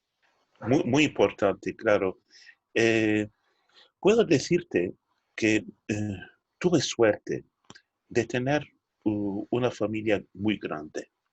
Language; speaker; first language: Spanish; non-native, fluent; Turkish